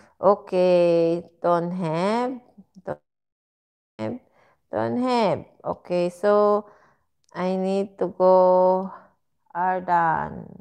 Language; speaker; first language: English; non-native, learner; Filipino